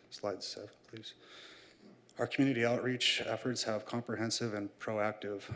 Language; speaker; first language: English; native; English